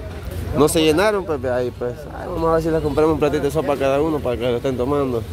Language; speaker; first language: Spanish; native; Spanish